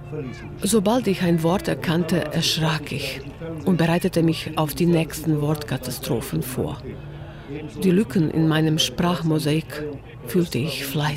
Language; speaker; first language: German; non-native, fluent; Bosnian